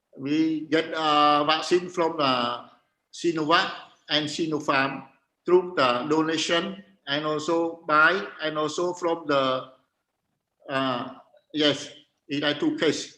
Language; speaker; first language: English; non-native, learner; Khmer